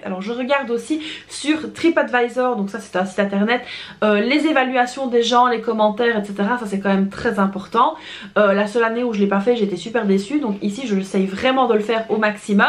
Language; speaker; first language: French; native; French